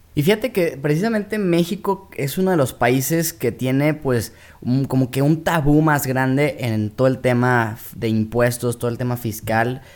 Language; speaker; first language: Spanish; native; Spanish